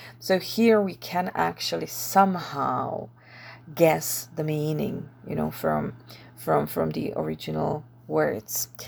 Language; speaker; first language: English; non-native, fluent; Czech